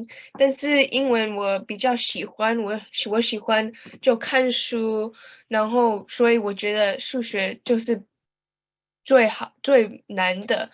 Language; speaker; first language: Chinese; early bilingual, heritage; Chinese